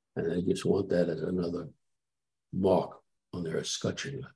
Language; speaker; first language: English; native; English